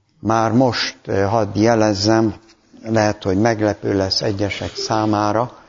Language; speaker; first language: Hungarian; native; Hungarian